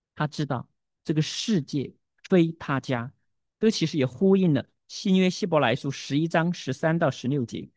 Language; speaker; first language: Chinese; native; Chinese